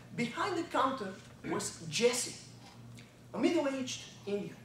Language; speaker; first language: English; non-native, fluent; Bulgarian